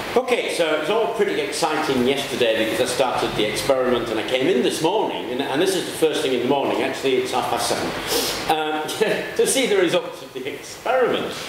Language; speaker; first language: English; native; English